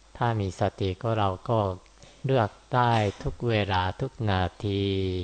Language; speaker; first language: Thai; non-native, fluent; Japanese